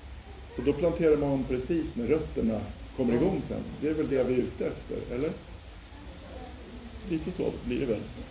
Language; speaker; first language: Swedish; native; Swedish